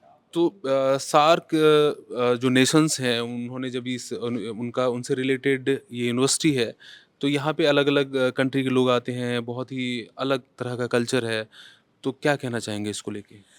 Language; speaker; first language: Hindi; native; Hindi